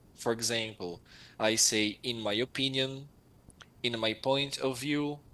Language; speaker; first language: English; non-native, fluent; Portuguese